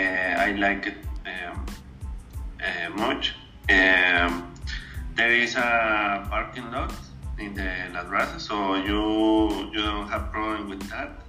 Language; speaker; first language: English; non-native, learner; Spanish